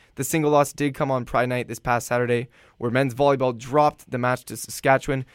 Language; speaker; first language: English; native; English